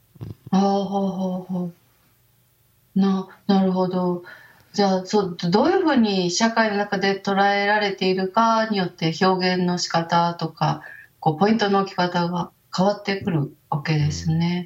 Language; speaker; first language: Japanese; native; Japanese